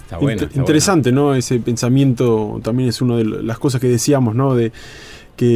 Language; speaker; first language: Spanish; native; Spanish